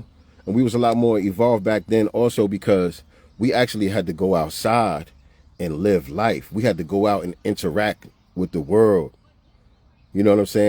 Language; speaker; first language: English; native; English